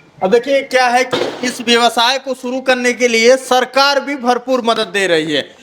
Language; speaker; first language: Hindi; native; Hindi